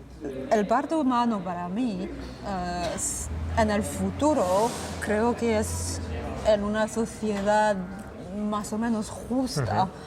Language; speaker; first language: Spanish; non-native, fluent; French